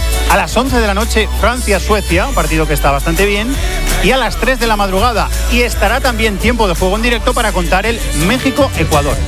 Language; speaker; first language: Spanish; native; Spanish